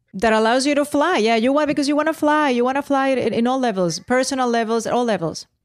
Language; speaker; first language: English; non-native, local second language; Spanish